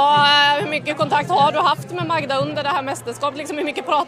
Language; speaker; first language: Swedish; native; Swedish